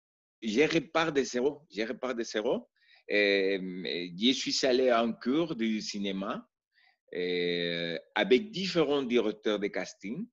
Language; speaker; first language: French; non-native, learner; Spanish